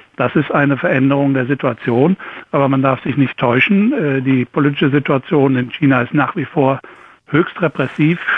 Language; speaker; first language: German; native; German